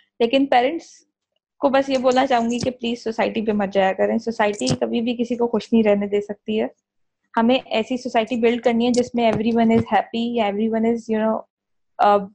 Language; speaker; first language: Urdu; native; Urdu